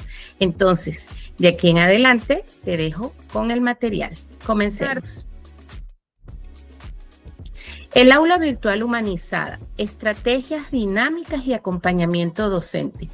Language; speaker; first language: Spanish; native; Spanish